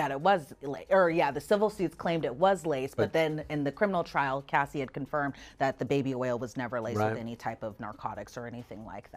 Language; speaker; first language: English; native; English